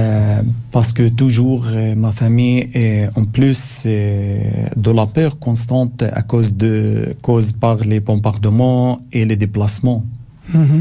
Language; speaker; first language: French; non-native, learner; Arabic